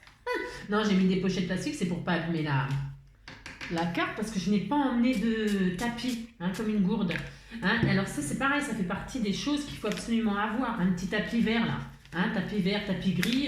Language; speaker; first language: French; native; French